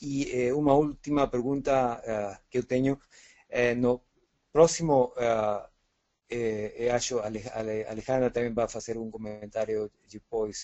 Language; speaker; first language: Portuguese; non-native, fluent; Spanish